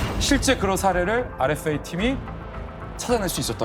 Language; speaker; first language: Korean; native; Korean